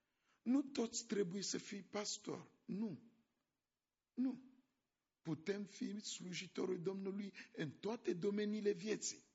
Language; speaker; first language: Romanian; non-native, fluent; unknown